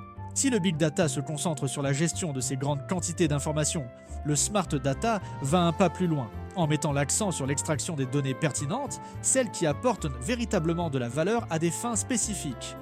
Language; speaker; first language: French; native; French